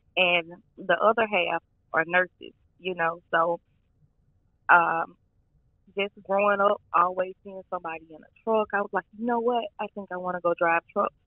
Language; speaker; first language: English; native; English